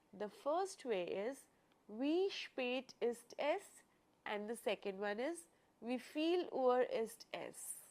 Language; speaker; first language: German; non-native, fluent; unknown